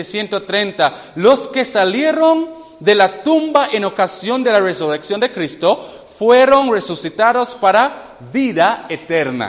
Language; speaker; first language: Spanish; non-native, fluent; English